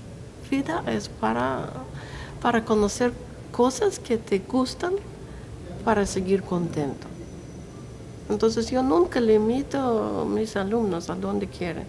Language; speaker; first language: Spanish; non-native, learner; Russian